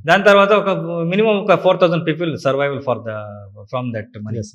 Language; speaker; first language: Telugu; non-native, learner; Kannada